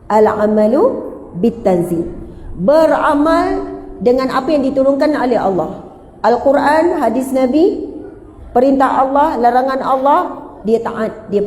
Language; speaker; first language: Malay; native; Malay